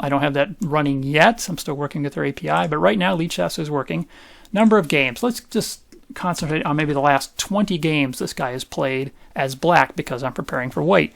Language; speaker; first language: English; native; English